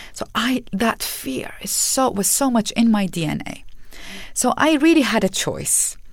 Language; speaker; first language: English; non-native, fluent; Arabic